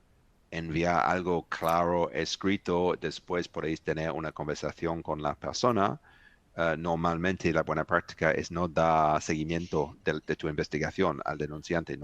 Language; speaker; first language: Spanish; non-native, fluent; English